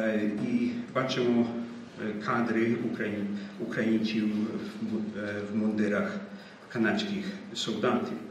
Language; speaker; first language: Ukrainian; early bilingual, heritage; Ukrainian